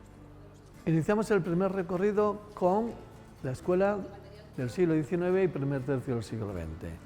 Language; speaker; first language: Spanish; native; Spanish